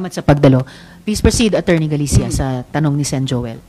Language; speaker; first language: Filipino; native; Filipino